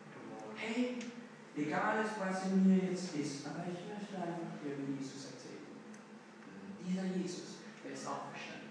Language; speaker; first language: German; non-native, fluent; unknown